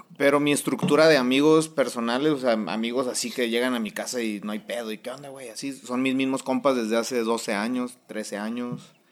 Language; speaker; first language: Spanish; native; Spanish